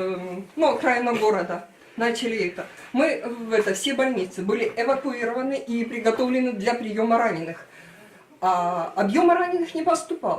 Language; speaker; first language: Russian; native; Russian